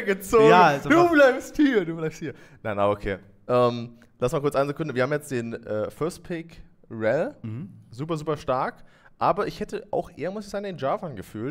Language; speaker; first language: German; native; German